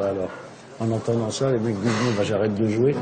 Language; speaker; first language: French; native; French